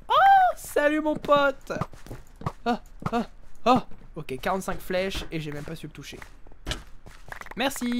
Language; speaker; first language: French; native; French